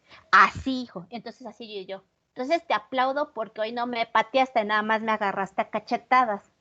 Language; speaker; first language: Spanish; native; Spanish